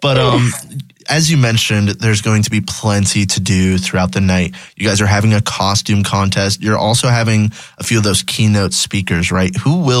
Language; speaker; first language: English; non-native, fluent; Spanish